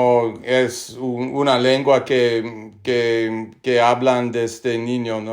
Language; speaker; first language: Spanish; non-native, learner; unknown